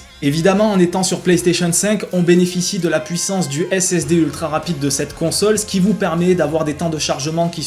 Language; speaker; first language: French; native; French